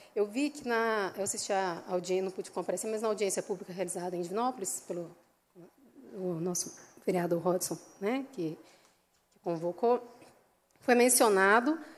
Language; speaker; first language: Portuguese; native; Portuguese